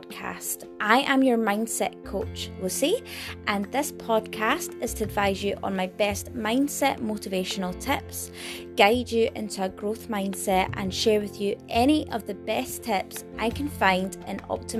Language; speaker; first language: English; native; English